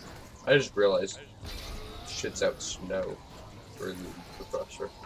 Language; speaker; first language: English; native; English